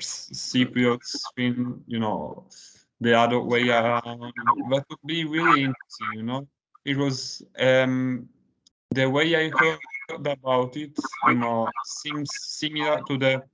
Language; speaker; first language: English; non-native, fluent; Italian